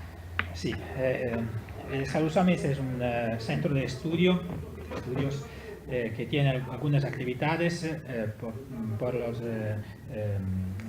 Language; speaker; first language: Spanish; non-native, fluent; Italian